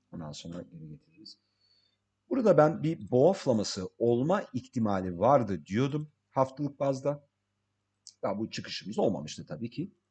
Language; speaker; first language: Turkish; early bilingual, heritage; English